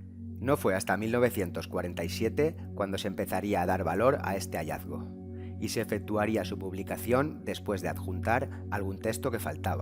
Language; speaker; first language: Spanish; native; Spanish